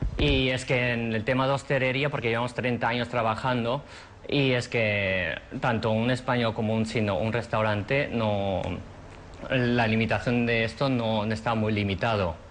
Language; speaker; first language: Spanish; non-native, fluent; Chinese